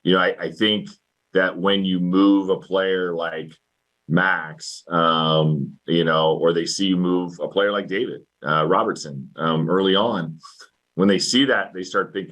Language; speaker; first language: English; native; English